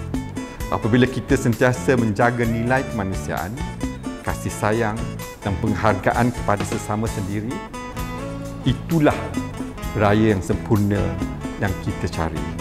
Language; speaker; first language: Malay; native; Malay